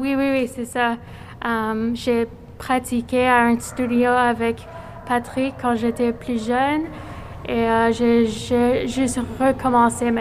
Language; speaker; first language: French; non-native, fluent; English